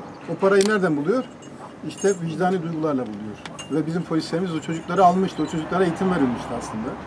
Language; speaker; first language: Turkish; native; Turkish